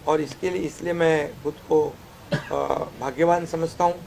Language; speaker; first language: Hindi; non-native, local second language; Marathi